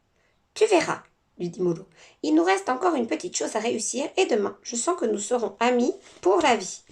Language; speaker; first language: French; native; French